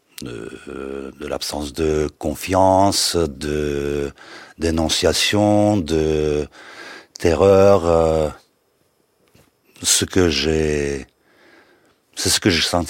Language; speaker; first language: French; non-native, fluent; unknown